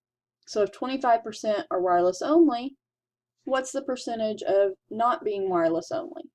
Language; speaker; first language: English; native; English